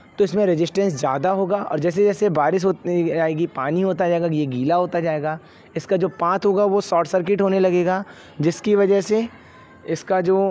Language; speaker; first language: Hindi; native; Hindi